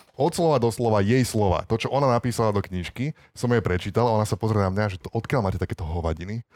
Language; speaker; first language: Slovak; native; Slovak